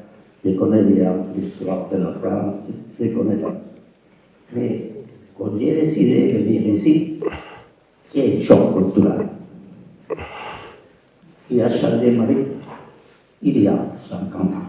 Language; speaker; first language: French; non-native, fluent; Spanish